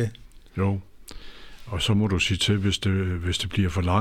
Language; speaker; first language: Danish; native; Danish